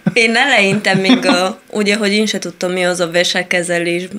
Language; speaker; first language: Hungarian; non-native, fluent; Italian